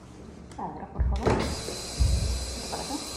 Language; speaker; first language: Spanish; native; Spanish